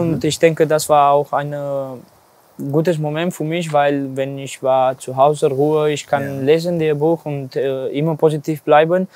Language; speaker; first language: German; non-native, learner; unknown